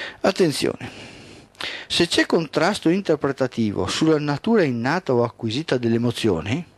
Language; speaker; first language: Italian; native; Italian